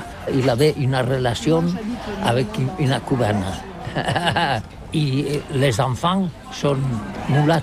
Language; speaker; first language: French; non-native, learner; Catalan